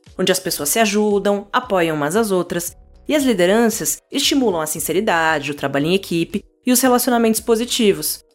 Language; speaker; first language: Portuguese; native; Portuguese